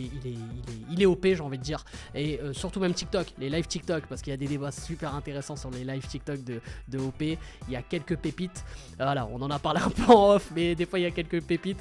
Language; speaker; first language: French; native; French